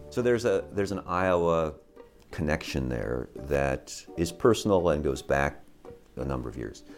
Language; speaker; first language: English; non-native, fluent; Chinese